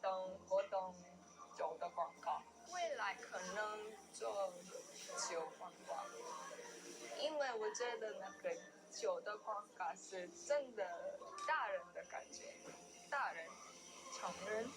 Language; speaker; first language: Chinese; non-native, learner; Korean